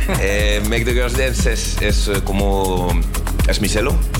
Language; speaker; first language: Spanish; non-native, learner; French